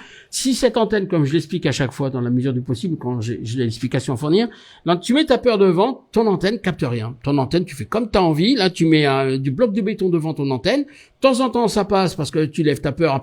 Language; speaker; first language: French; native; French